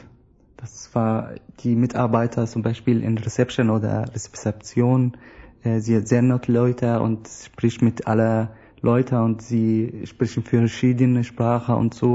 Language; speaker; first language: German; non-native, learner; Arabic